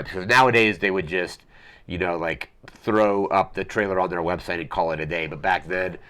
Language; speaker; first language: English; native; English